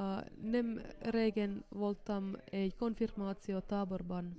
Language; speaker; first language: Hungarian; non-native, fluent; Finnish